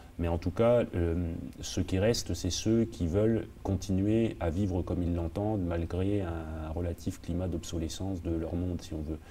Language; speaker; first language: French; native; French